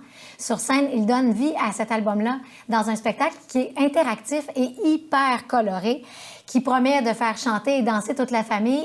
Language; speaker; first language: French; native; French